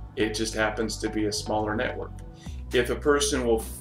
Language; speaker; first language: English; native; English